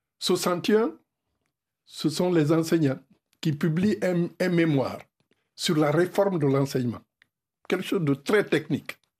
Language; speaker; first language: French; non-native, local second language; Fula